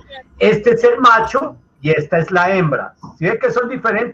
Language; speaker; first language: Spanish; native; Spanish